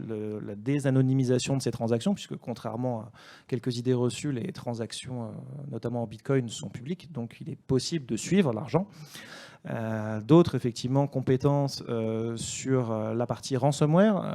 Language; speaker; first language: French; native; French